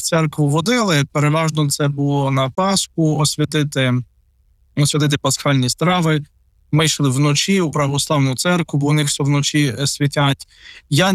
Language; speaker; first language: Ukrainian; non-native, local second language; Russian